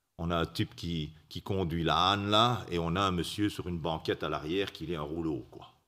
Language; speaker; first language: French; native; French